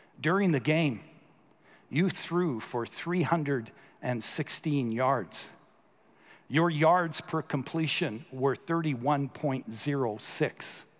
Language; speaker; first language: English; native; English